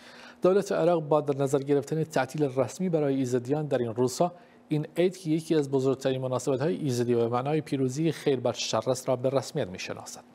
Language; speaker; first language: Persian; non-native, local second language; Kurdish